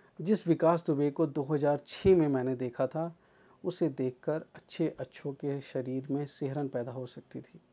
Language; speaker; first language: Hindi; native; Hindi